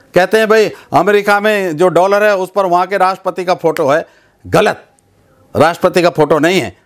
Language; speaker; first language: Hindi; native; Hindi